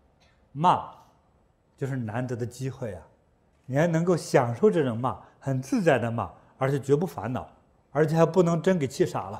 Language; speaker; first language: Chinese; native; Chinese